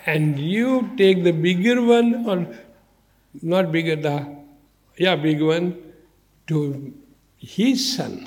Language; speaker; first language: English; non-native, learner; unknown